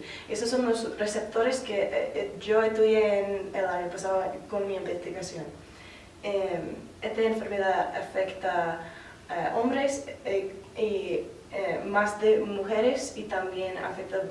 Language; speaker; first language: Spanish; non-native, fluent; English